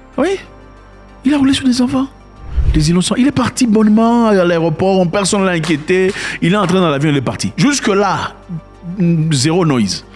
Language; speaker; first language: French; non-native, local second language; Lingala